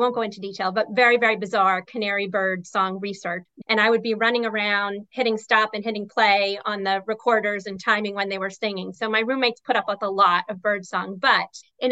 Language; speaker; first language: English; native; English